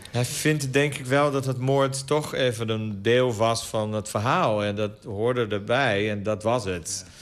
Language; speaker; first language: Dutch; non-native, fluent; Portuguese